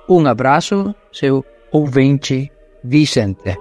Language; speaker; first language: Portuguese; non-native, fluent; Spanish